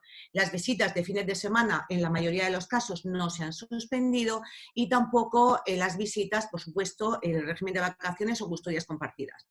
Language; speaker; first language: Spanish; native; Spanish